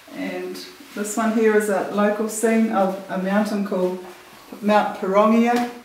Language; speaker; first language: English; native; English